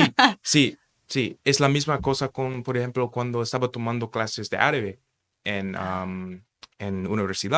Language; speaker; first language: Spanish; non-native, fluent; English